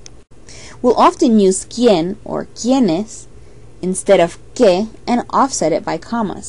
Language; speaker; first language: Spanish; non-native, fluent; English